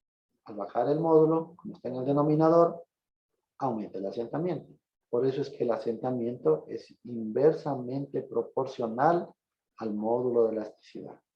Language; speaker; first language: Spanish; native; Spanish